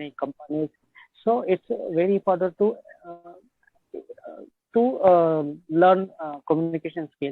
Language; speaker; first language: English; non-native, learner; Marathi